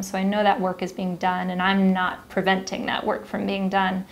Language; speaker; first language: English; native; English